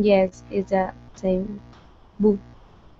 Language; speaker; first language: English; non-native, learner; Spanish